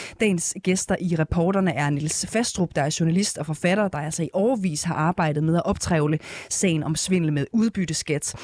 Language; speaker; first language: Danish; native; Danish